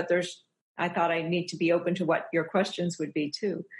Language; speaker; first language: English; native; English